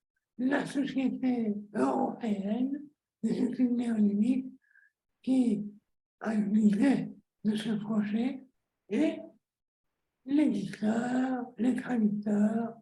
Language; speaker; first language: French; non-native, fluent; Greek